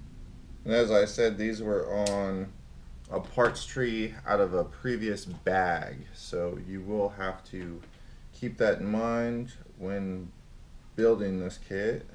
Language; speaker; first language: English; native; English